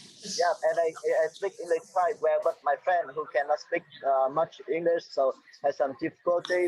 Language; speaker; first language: English; non-native, fluent; Vietnamese